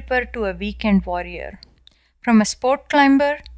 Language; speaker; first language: English; non-native, local second language; Tamil